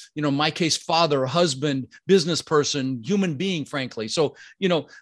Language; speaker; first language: English; early bilingual, other home language; Dutch